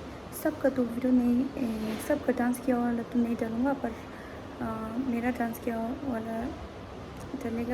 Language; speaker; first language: Hindi; non-native, learner; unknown